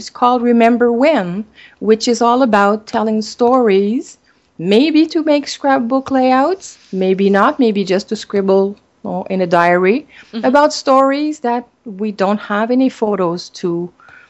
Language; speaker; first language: English; non-native, fluent; French